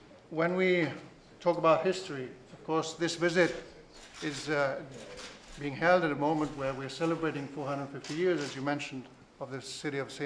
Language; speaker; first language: English; non-native, fluent; Spanish